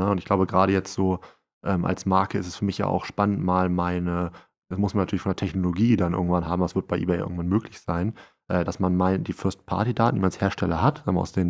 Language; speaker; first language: German; native; German